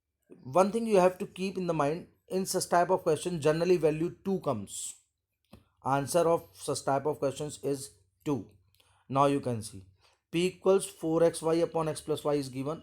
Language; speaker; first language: English; non-native, local second language; Hindi